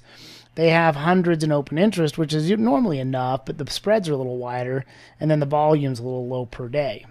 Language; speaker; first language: English; native; English